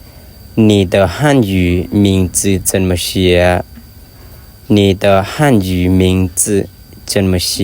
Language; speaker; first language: Chinese; non-native, fluent; Lao